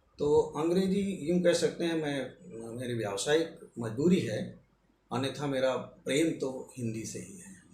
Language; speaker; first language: Hindi; native; Hindi